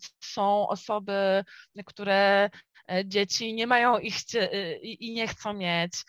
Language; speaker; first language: Polish; native; Polish